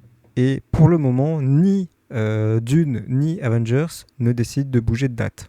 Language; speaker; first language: French; native; French